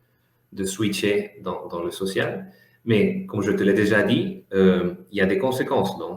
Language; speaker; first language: French; non-native, fluent; Spanish